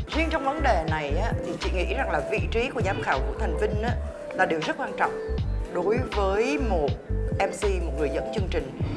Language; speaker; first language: Vietnamese; native; Vietnamese